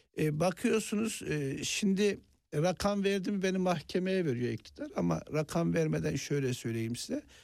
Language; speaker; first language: Turkish; native; Turkish